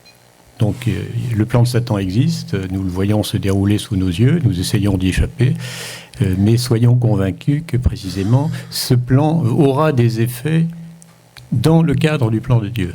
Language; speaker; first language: French; native; French